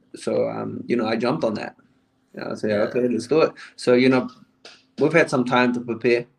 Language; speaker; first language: English; native; English